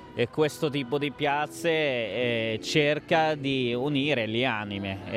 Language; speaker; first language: Italian; non-native, fluent; Arabic